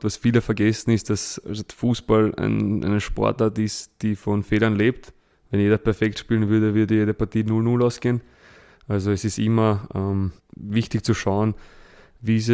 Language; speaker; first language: German; early bilingual, other home language; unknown